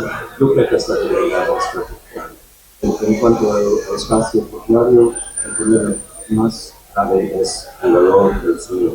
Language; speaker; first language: Spanish; non-native, learner; English